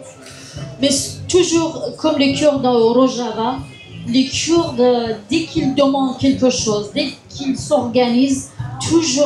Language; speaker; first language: French; non-native, fluent; Kurdish